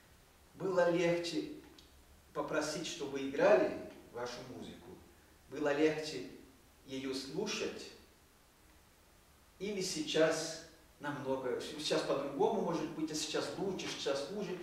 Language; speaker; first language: Russian; non-native, fluent; Portuguese